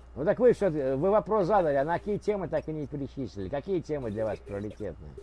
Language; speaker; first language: Russian; native; Russian